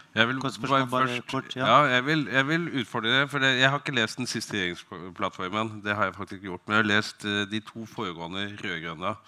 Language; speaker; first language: Norwegian; native; Norwegian